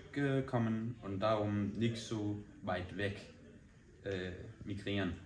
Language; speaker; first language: German; non-native, learner; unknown